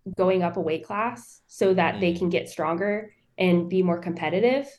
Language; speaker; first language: English; native; English